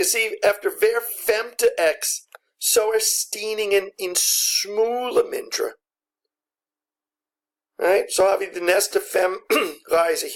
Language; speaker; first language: Danish; non-native, fluent; English